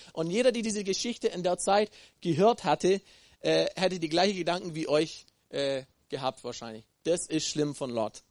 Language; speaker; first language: German; non-native, fluent; English